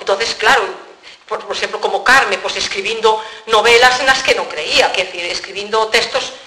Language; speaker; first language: Spanish; non-native, local second language; Galician